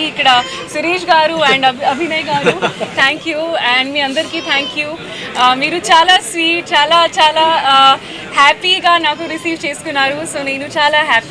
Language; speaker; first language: Telugu; non-native, learner; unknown